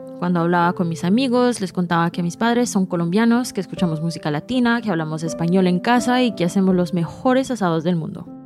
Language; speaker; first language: Spanish; early bilingual, heritage; Spanish